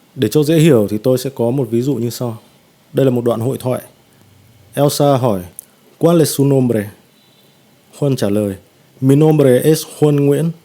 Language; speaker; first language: Vietnamese; native; Vietnamese